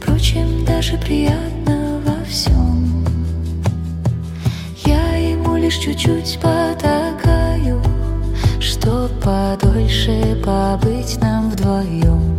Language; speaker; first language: Russian; native; Russian